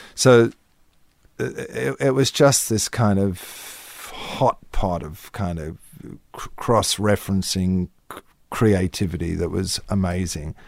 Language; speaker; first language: English; native; English